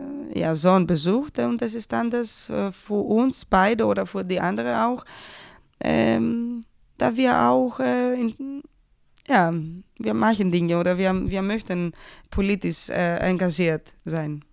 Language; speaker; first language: German; non-native, fluent; Greek